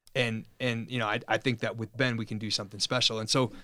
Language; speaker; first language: English; native; English